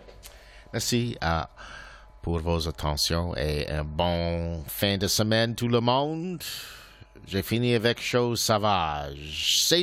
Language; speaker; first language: French; non-native, fluent; English